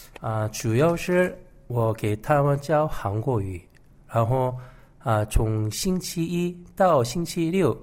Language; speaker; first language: Chinese; non-native, fluent; Korean